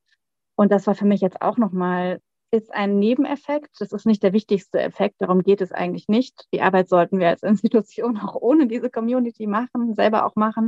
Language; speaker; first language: German; native; German